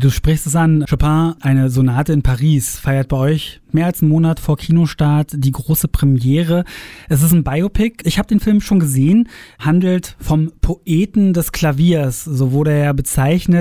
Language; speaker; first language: German; native; German